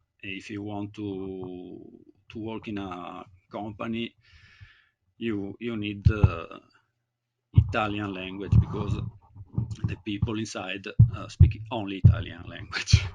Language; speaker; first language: English; non-native, learner; Italian